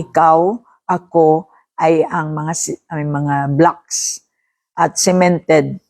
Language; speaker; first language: Filipino; non-native, local second language; Hiligaynon